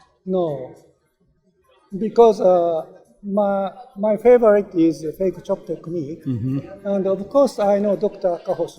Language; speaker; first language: English; non-native, learner; Japanese